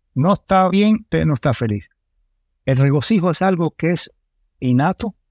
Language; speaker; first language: Spanish; early bilingual, heritage; Spanish